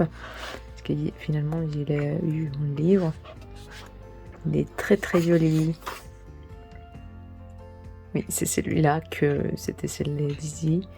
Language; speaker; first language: French; non-native, learner; Spanish